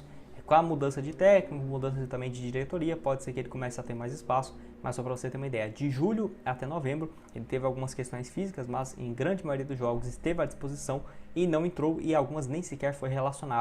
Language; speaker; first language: Portuguese; native; Portuguese